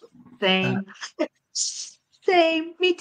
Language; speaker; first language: English; native; English